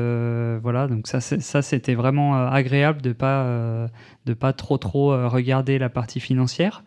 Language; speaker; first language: French; native; French